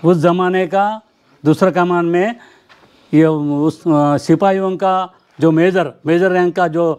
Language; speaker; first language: Hindi; non-native, local second language; Telugu